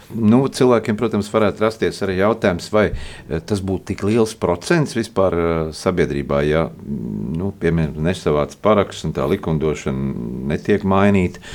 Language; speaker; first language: Latvian; native; Latvian